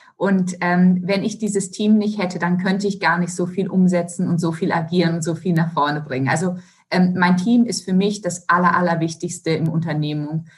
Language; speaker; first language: German; native; German